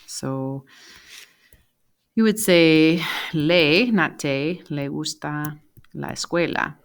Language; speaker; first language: Spanish; non-native, fluent; English